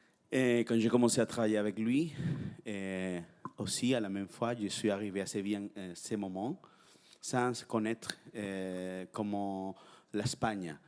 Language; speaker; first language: French; non-native, fluent; Spanish